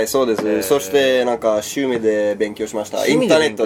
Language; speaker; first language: Japanese; non-native, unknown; Swedish